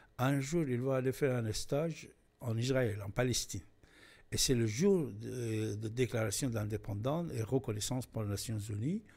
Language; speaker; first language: French; non-native, fluent; Persian